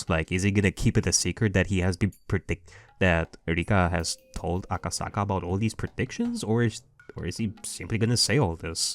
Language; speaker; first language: English; native; English